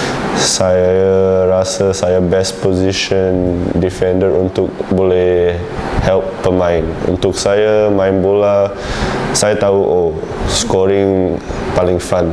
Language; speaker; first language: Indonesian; non-native, learner; English